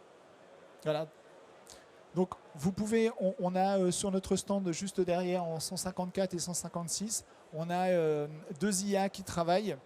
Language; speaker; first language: French; native; French